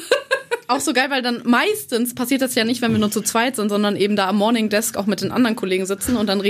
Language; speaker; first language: German; native; German